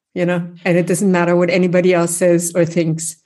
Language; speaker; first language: English; non-native, fluent; German